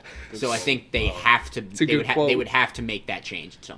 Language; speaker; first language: English; native; English